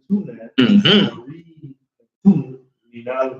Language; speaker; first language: Arabic; non-native, learner; English